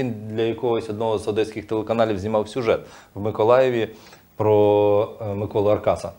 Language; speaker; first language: Ukrainian; non-native, local second language; Russian